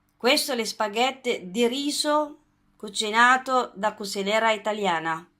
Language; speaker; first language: Italian; non-native, fluent; Filipino